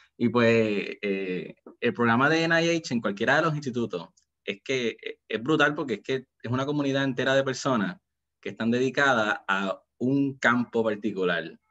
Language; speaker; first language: Spanish; native; Spanish